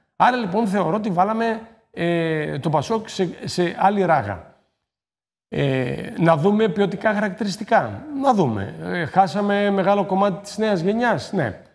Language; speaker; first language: Greek; native; Greek